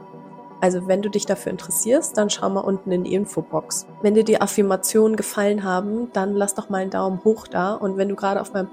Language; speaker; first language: German; native; German